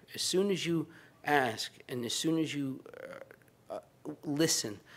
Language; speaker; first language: English; native; English